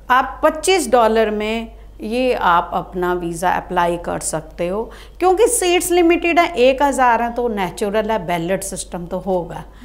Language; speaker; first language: Hindi; non-native, local second language; Punjabi